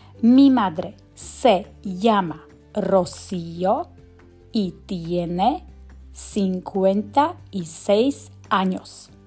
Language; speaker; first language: Spanish; non-native, fluent; Slovak